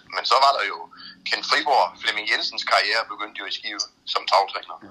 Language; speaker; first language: Danish; native; Danish